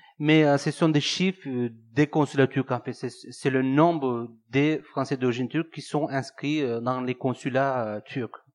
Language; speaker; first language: French; non-native, fluent; Turkish